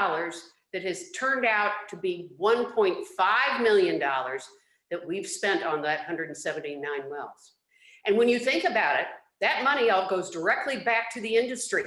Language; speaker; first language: English; native; English